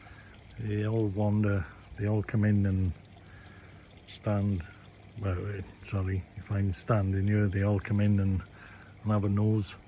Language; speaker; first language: English; native; English